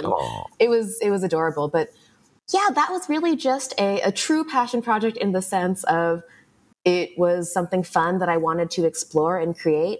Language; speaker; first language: English; native; English